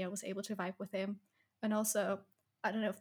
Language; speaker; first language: English; non-native, fluent; German